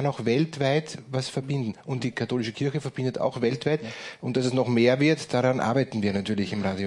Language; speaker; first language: German; native; German